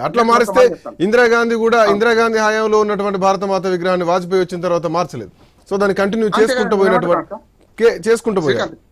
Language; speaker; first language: Telugu; native; Telugu